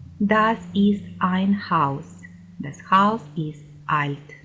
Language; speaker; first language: German; non-native, fluent; Ukrainian